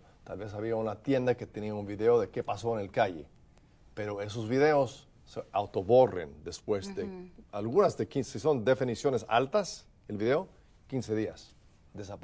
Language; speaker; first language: Spanish; non-native, fluent; English